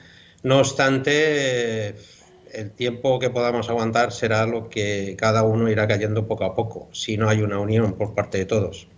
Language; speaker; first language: Spanish; native; Spanish